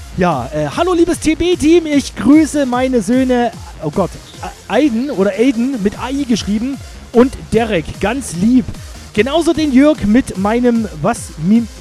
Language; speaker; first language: German; native; German